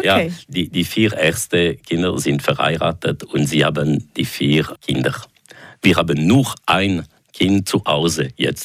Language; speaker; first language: German; non-native, local second language; French